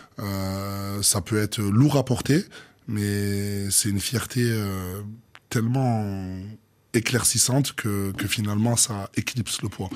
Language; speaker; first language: French; native; French